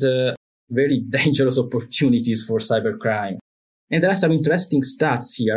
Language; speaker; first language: English; non-native, fluent; Italian